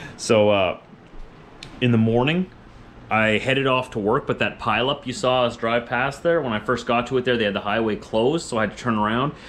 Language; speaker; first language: English; native; English